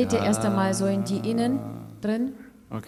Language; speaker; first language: German; non-native, fluent; Russian